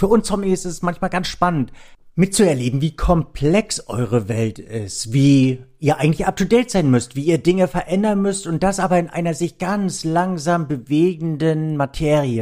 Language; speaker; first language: German; native; German